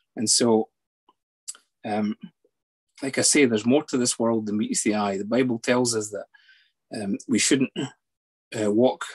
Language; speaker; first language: English; native; English